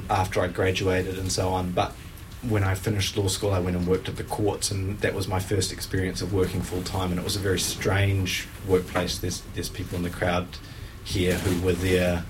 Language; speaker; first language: English; native; English